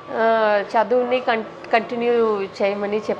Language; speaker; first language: Telugu; non-native, local second language; Tamil